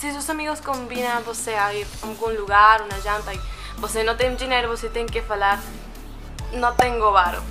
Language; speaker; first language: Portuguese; non-native, learner; Spanish